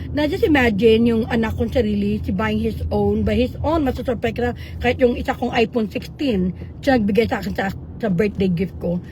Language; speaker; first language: Filipino; native; Filipino